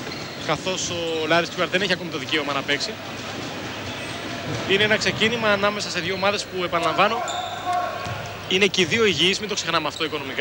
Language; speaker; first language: Greek; native; Greek